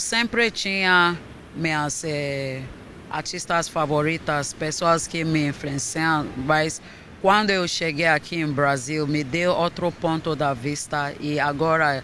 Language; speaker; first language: Portuguese; non-native, fluent; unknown